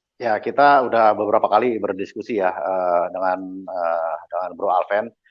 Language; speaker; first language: Indonesian; native; Indonesian